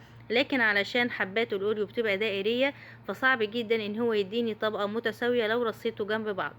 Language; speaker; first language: Arabic; native; Arabic